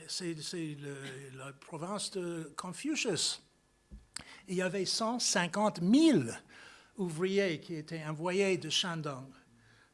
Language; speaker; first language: French; non-native, fluent; English